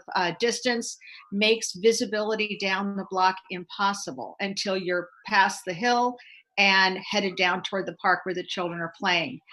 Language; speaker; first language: English; native; English